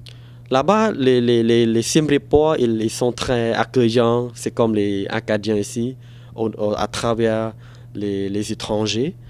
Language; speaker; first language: French; non-native, fluent; Khmer